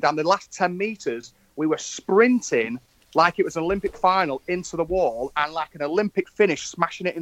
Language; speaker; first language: English; native; English